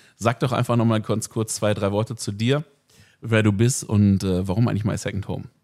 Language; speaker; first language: German; native; German